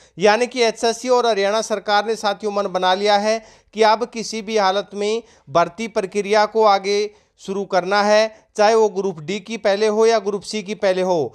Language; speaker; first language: Hindi; native; Hindi